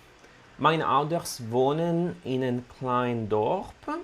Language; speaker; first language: Dutch; non-native, learner; Italian